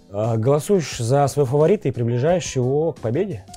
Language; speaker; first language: Russian; native; Russian